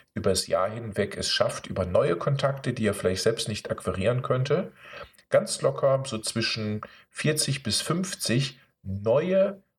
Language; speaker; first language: German; native; German